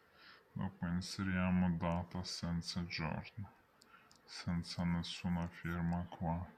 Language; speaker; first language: Italian; non-native, learner; Ukrainian